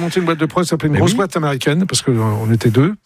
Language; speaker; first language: French; native; French